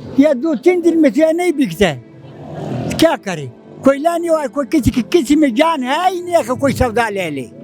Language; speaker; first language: Urdu; non-native, local second language; Pashto